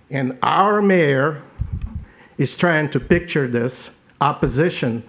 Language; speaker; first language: English; non-native, fluent; Ukrainian